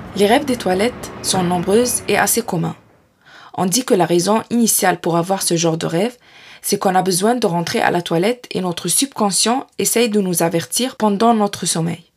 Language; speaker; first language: French; non-native, fluent; Arabic